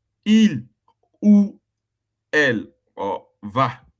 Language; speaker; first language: French; non-native, fluent; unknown